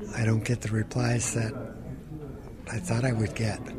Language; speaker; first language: English; early bilingual, other home language; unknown